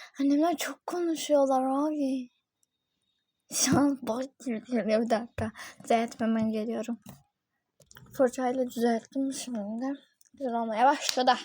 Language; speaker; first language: Turkish; native; Turkish